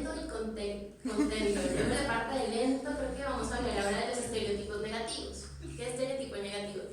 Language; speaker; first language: Spanish; native; Spanish